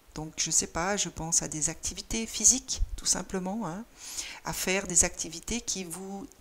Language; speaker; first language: French; native; French